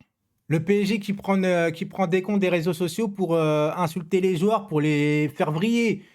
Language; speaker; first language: French; native; French